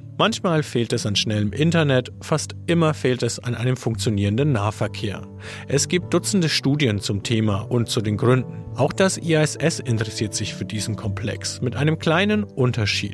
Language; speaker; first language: German; native; German